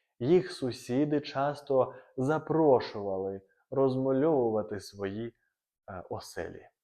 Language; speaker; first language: Ukrainian; native; Ukrainian